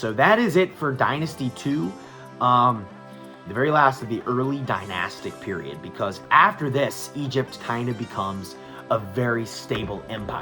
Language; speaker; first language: English; native; English